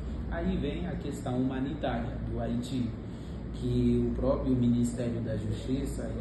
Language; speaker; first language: Portuguese; non-native, fluent; Haitian Creole